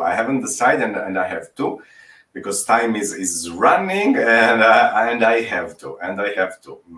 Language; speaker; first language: English; non-native, fluent; Italian